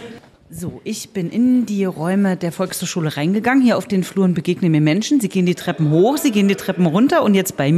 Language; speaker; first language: German; native; German